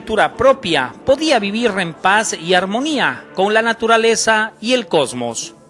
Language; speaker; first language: Spanish; native; Spanish